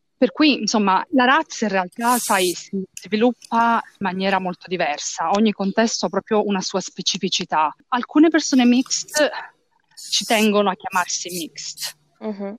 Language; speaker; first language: Italian; early bilingual, other home language; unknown